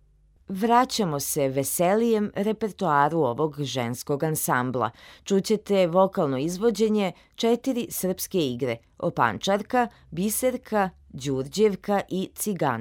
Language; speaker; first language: Serbian; native; Serbian